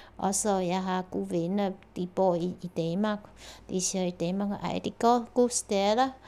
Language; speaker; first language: Danish; non-native, learner; Chinese